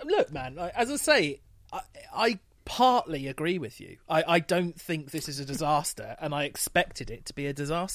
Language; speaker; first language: English; native; English